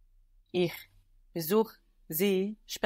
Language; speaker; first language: German; non-native, learner; English